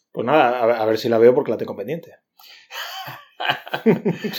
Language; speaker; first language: Spanish; native; Spanish